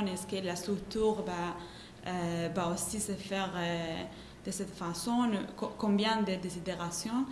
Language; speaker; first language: French; non-native, fluent; Spanish